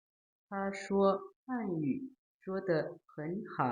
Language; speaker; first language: Chinese; non-native, learner; Lao